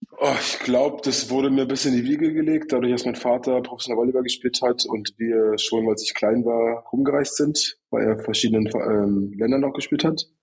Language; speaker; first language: German; early bilingual, other home language; Russian